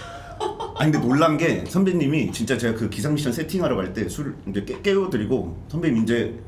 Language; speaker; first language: Korean; native; Korean